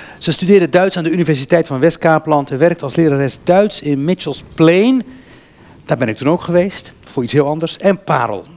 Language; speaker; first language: Dutch; early bilingual, other home language; Berber languages